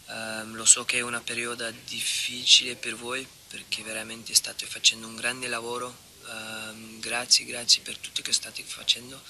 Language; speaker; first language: Italian; non-native, fluent; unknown